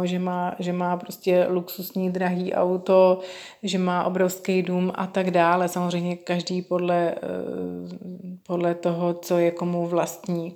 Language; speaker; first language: Czech; native; Czech